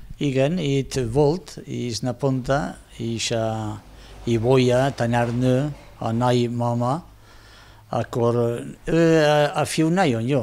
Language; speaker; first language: Hungarian; non-native, learner; Spanish